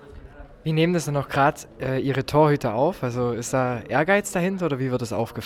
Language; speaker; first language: German; native; German